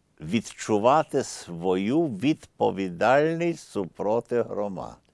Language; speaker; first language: Ukrainian; early bilingual, heritage; Ukrainian